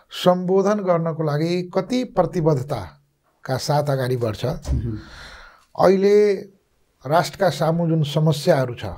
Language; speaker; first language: Nepali; non-native, local second language; Maithili